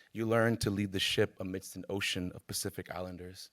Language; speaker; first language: English; native; English